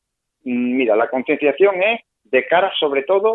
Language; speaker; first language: Spanish; native; Spanish